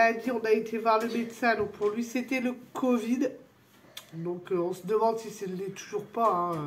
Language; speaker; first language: French; native; French